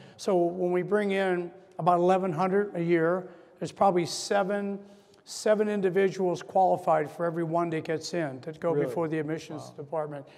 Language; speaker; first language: English; native; English